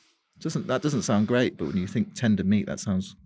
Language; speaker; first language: English; native; English